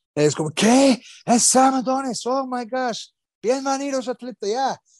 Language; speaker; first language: Spanish; non-native, learner; English